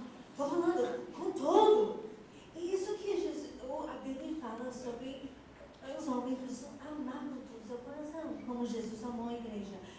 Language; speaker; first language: Portuguese; non-native, fluent; English